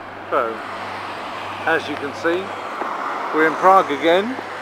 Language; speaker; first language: English; native; English